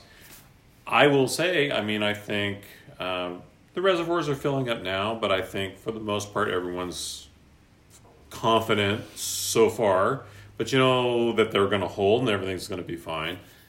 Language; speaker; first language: English; native; English